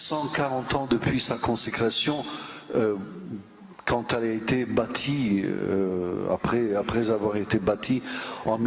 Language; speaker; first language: French; non-native, fluent; Romanian